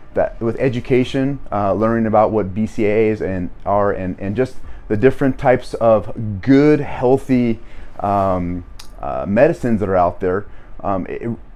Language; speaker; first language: English; native; English